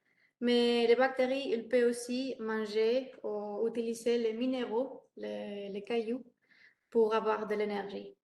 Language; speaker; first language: French; non-native, learner; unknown